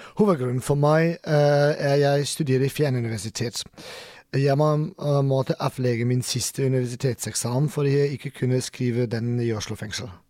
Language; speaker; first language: Norwegian; non-native, learner; German